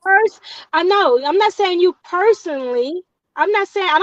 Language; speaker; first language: English; native; English